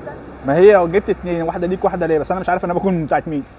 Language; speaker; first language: Arabic; native; Arabic